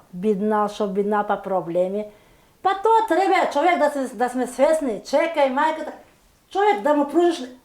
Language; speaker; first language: Macedonian; non-native, local second language; Turkish